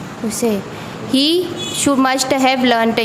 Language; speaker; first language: English; non-native, learner; Hindi